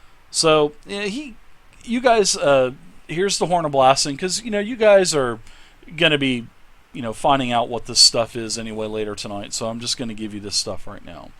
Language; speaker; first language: English; native; English